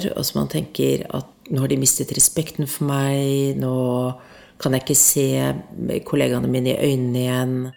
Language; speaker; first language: Norwegian; native; Norwegian